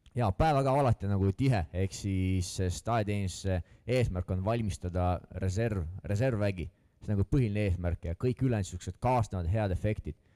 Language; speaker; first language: Estonian; non-native, local second language; Russian